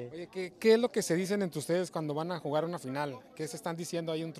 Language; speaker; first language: Spanish; native; Spanish